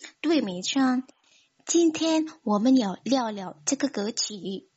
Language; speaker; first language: Chinese; non-native, learner; Indonesian